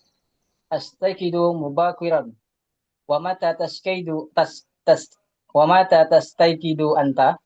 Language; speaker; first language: Arabic; non-native, learner; Indonesian